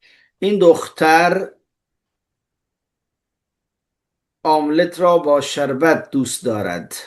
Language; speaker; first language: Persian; non-native, fluent; Urdu